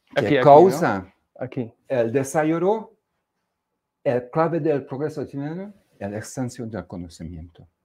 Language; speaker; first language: Spanish; non-native, fluent; Hungarian